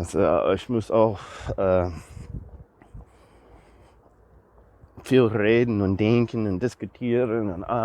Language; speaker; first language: German; non-native, learner; English